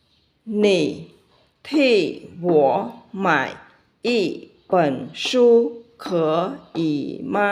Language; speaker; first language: Chinese; non-native, fluent; Khmer